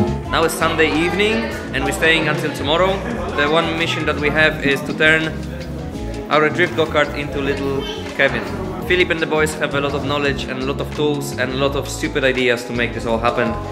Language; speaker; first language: English; non-native, fluent; Polish